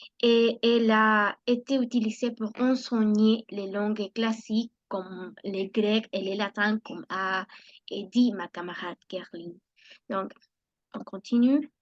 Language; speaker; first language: French; non-native, learner; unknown